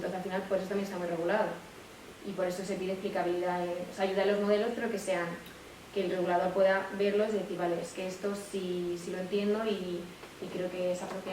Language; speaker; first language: Spanish; native; Spanish